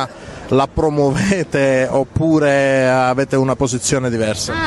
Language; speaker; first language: Italian; native; Italian